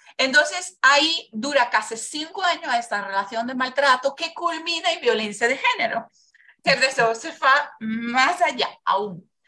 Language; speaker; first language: Spanish; non-native, fluent; Portuguese